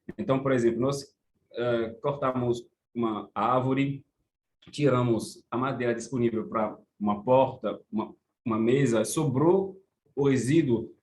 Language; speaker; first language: Portuguese; non-native, fluent; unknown